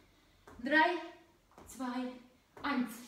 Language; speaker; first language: German; non-native, learner; Russian